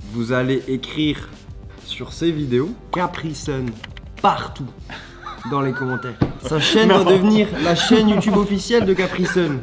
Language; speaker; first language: French; native; French